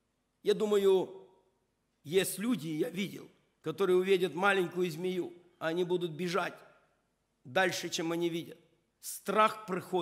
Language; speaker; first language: Russian; non-native, local second language; Ukrainian